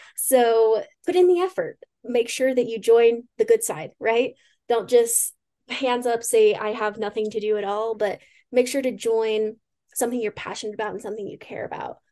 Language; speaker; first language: English; native; English